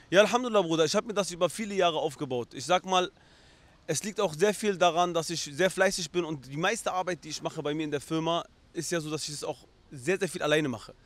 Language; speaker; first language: German; early bilingual, other home language; Arabic